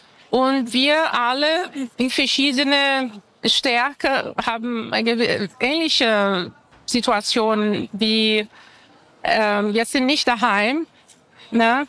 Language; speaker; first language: German; non-native, fluent; Portuguese